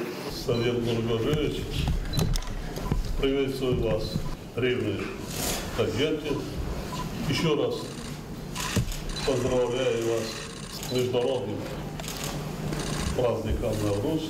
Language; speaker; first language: Russian; non-native, local second language; Tajik